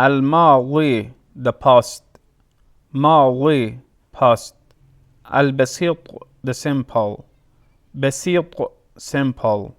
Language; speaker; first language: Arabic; non-native, fluent; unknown